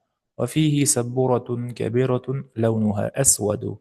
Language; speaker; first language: Arabic; non-native, fluent; Uzbek